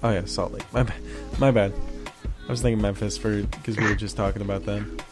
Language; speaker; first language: English; native; English